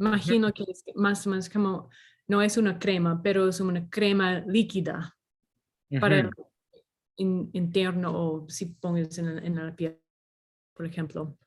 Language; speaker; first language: Spanish; non-native, learner; English